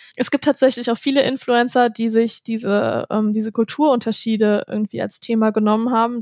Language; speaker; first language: German; native; German